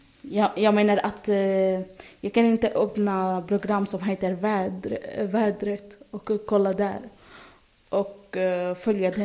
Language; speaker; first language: Swedish; non-native, fluent; Arabic